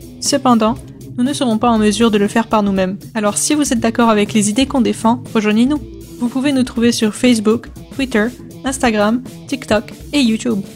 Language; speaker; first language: French; native; French